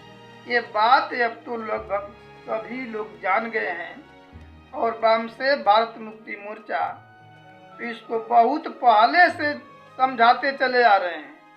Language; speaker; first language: Hindi; native; Hindi